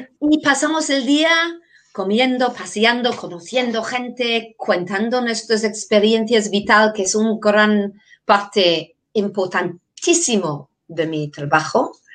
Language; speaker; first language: Spanish; non-native, fluent; English